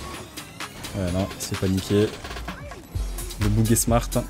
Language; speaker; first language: French; native; French